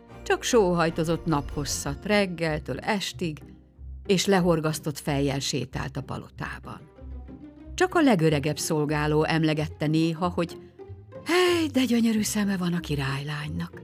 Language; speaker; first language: Hungarian; native; Hungarian